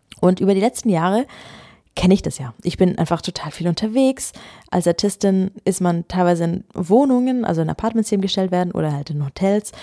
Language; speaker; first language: German; native; German